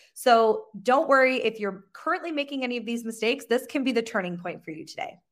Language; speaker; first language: English; native; English